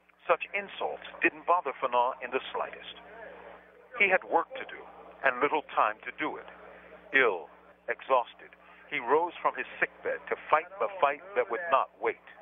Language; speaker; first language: English; native; English